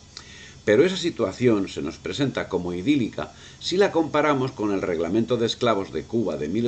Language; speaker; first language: Spanish; native; Spanish